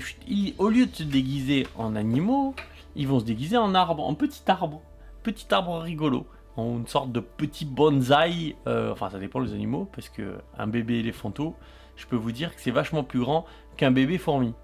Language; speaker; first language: French; native; French